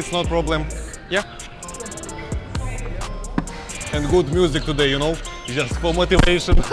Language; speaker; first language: English; non-native, learner; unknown